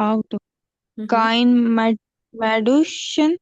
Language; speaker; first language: German; non-native, learner; Hindi